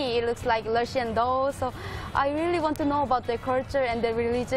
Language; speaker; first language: English; non-native, fluent; Korean